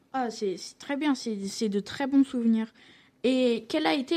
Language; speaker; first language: French; native; French